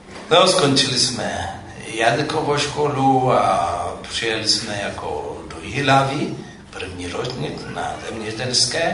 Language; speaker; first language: Czech; non-native, fluent; Amharic